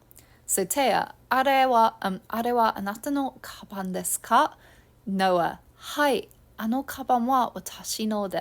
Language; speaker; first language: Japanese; non-native, fluent; English